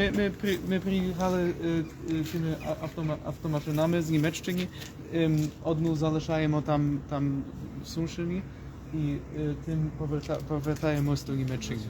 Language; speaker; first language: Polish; non-native, learner; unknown